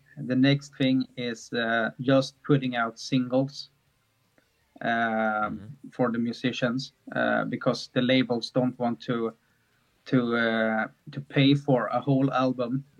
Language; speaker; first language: English; non-native, fluent; Swedish